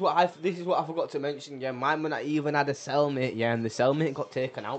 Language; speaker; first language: English; native; English